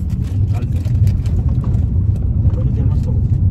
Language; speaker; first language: Hebrew; native; Hebrew